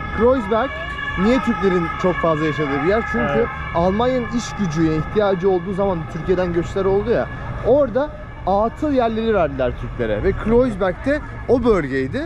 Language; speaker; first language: Turkish; native; Turkish